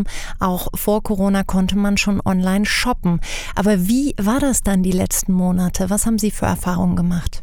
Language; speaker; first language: German; native; German